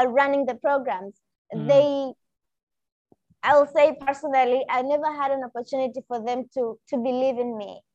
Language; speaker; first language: English; non-native, local second language; Swahili